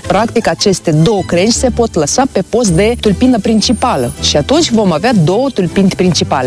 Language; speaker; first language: Romanian; native; Romanian